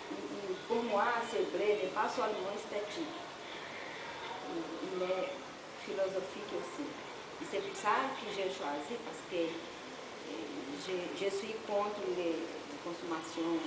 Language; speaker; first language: French; non-native, learner; Portuguese